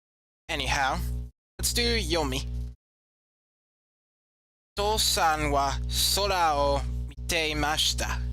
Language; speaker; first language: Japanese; non-native, learner; English